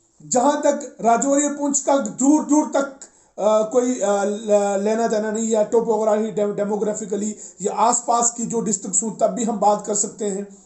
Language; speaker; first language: Hindi; non-native, local second language; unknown